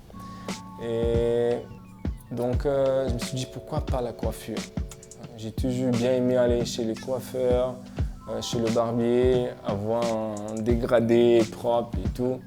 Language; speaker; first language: French; non-native, fluent; Portuguese